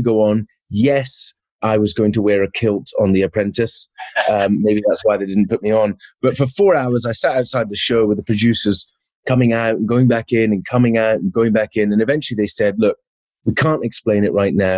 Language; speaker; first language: English; native; English